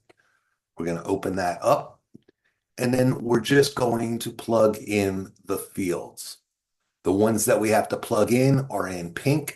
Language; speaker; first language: English; native; English